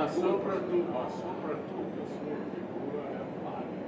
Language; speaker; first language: Italian; non-native, learner; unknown